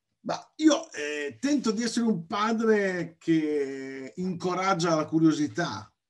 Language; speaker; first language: Italian; native; Italian